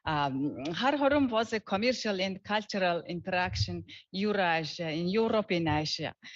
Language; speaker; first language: English; non-native, learner; Mongolian